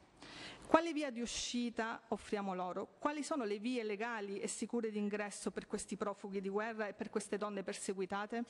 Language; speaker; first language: Italian; native; Italian